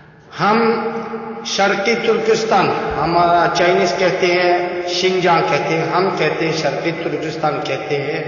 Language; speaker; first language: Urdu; non-native, learner; Uyghur